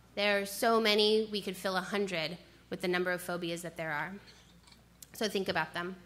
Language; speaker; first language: English; native; English